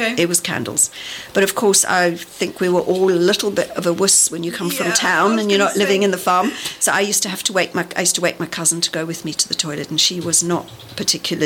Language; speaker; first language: English; native; English